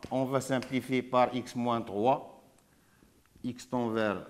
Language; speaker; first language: French; non-native, local second language; Arabic